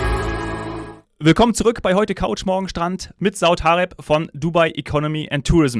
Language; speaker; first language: German; native; German